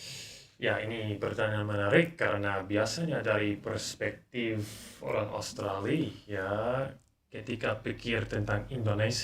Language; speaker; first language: Indonesian; non-native, learner; English